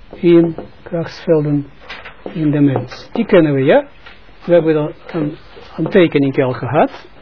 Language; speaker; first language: Dutch; non-native, fluent; Russian